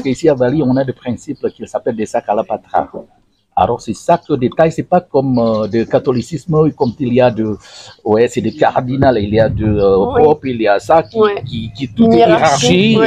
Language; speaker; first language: French; non-native, learner; Indonesian